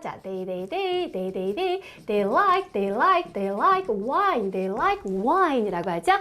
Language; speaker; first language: English; non-native, fluent; Korean